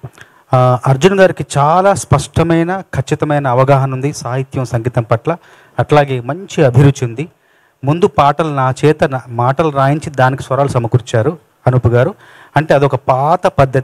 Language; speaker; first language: Telugu; native; Telugu